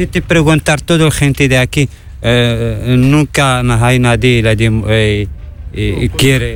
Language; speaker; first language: Spanish; non-native, learner; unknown